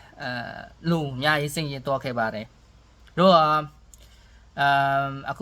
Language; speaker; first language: Burmese; non-native, learner; Khmer